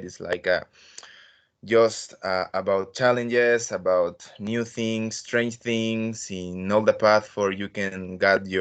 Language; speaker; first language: English; non-native, learner; Spanish